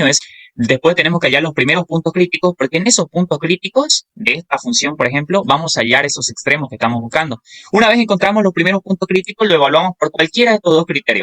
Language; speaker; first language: Spanish; native; Spanish